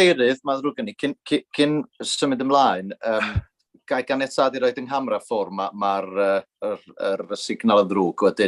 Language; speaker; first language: Welsh; native; Welsh